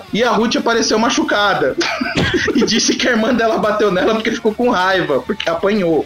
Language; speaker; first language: Portuguese; native; Portuguese